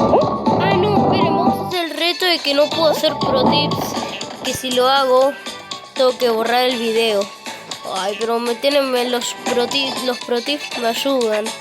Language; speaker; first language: Spanish; native; Spanish